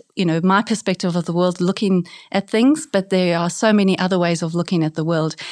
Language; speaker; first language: English; native; English